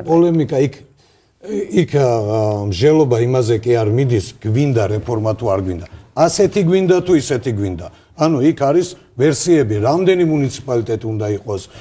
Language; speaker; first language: Georgian; native; Georgian